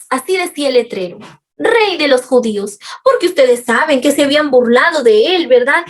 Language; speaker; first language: Spanish; native; Spanish